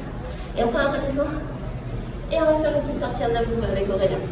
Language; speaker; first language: French; native; French